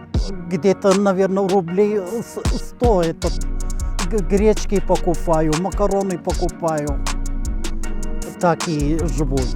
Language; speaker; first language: Russian; non-native, local second language; Turkmen